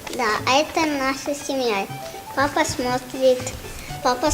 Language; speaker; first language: Russian; non-native, local second language; Tajik